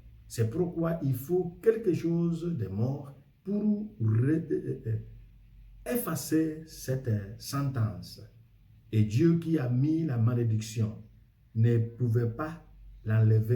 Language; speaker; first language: French; non-native, fluent; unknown